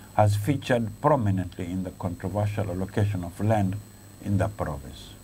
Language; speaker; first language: English; non-native, local second language; Swahili